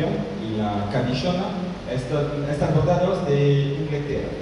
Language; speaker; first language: Spanish; non-native, learner; French